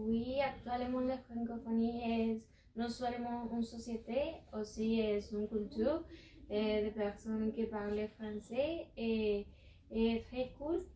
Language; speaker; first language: French; non-native, learner; Spanish